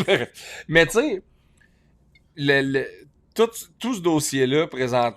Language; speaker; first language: French; native; French